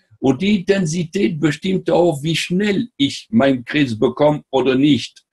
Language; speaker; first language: German; non-native, fluent; French